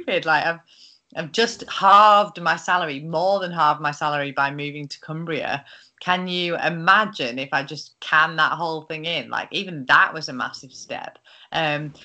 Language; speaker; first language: English; native; English